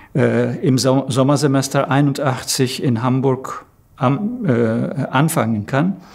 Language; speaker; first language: German; non-native, fluent; Turkish